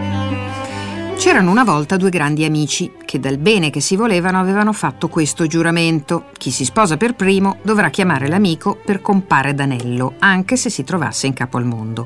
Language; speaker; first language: Italian; native; Italian